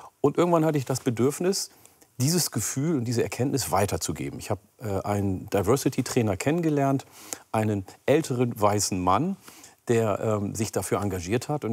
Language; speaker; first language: German; early bilingual, other home language; Oromo